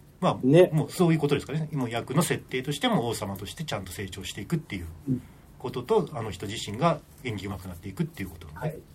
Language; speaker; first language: Japanese; native; Japanese